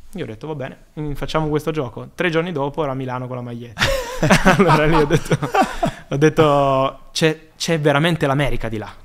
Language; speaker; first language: Italian; native; Italian